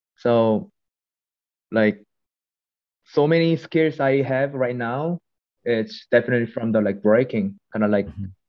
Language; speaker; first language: English; non-native, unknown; Korean